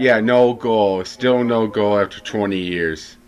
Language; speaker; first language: English; native; English